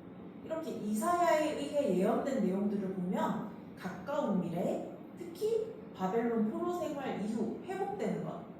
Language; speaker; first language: Korean; native; Korean